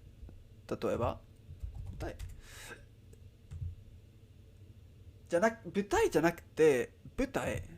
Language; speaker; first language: Japanese; non-native, learner; Spanish